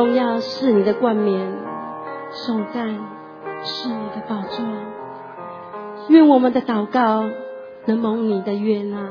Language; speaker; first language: Chinese; native; Chinese